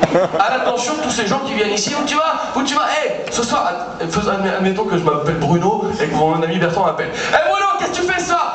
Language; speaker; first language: French; native; French